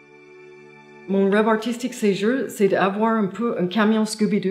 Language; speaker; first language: French; non-native, fluent; English